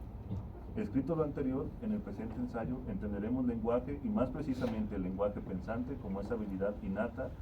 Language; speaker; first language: Spanish; native; Spanish